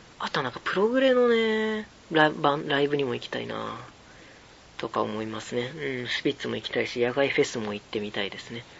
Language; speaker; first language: Japanese; native; Japanese